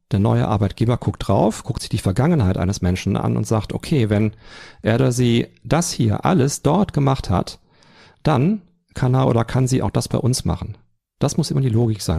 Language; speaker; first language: German; native; German